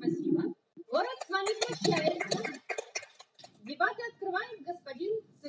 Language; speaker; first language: Russian; native; Russian